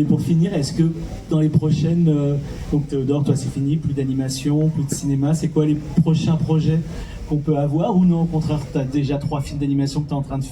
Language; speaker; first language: French; native; French